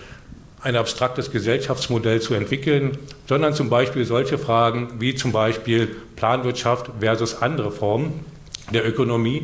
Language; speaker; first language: German; native; German